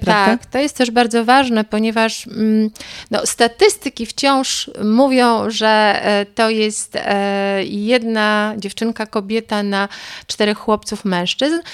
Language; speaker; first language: Polish; native; Polish